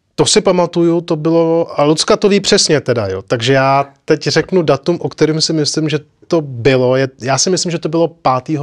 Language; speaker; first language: Czech; native; Czech